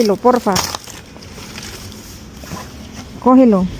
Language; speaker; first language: Spanish; non-native, learner; Filipino